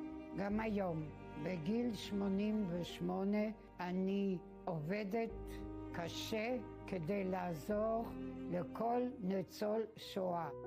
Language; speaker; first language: Hebrew; non-native, fluent; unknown